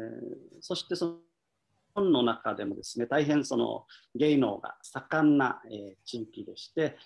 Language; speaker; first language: Japanese; native; Japanese